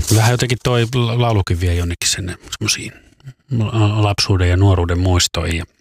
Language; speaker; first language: Finnish; native; Finnish